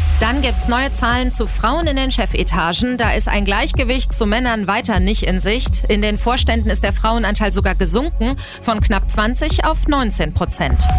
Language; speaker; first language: German; native; German